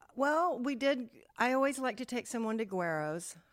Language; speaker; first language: English; native; English